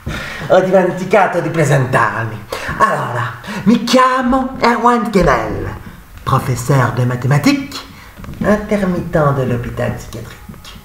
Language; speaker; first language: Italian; non-native, fluent; French